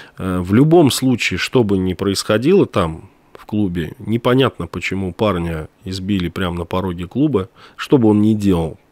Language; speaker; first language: Russian; native; Russian